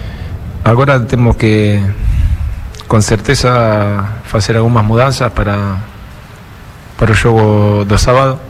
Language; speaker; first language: Portuguese; non-native, fluent; Spanish